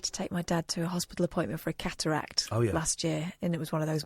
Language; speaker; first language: English; native; English